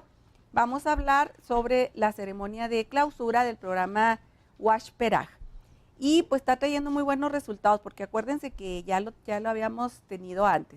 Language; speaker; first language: Spanish; native; Spanish